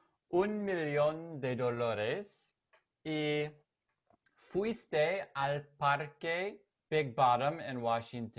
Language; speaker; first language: Spanish; non-native, learner; English